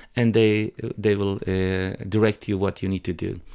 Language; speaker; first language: English; non-native, fluent; Croatian